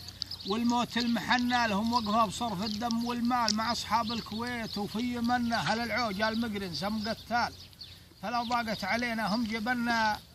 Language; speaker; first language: Arabic; native; Arabic